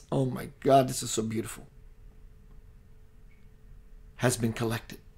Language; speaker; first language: English; native; English